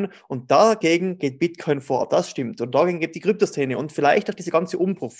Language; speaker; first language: German; native; German